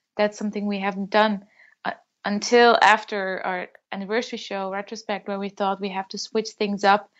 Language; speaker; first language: English; non-native, fluent; Dutch